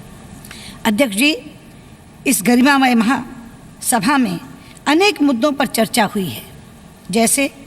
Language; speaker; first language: Hindi; native; Hindi